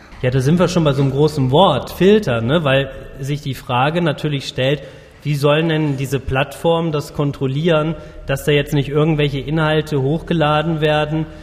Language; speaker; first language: German; native; German